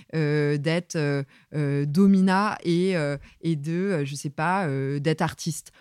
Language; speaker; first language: French; native; French